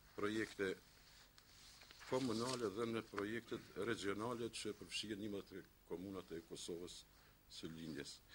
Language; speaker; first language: Albanian; native; Albanian